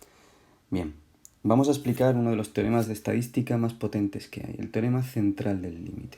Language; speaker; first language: Spanish; native; Spanish